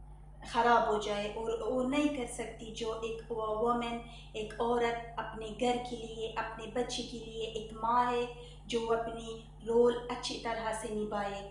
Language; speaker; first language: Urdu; non-native, learner; Persian